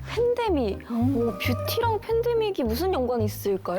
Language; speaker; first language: Korean; native; Korean